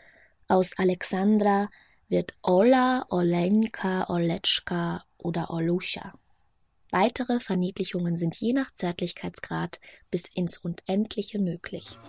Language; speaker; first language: German; native; German